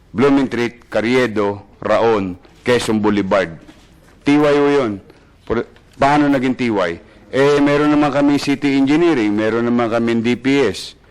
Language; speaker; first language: Filipino; native; Filipino